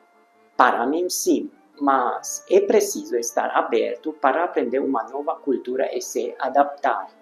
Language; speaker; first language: Portuguese; non-native, fluent; Hungarian